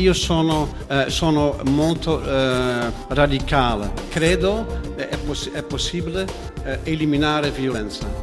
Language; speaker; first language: Italian; non-native, learner; Dutch